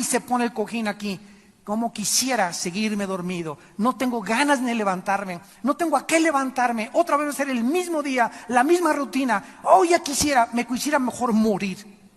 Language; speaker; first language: Spanish; native; Spanish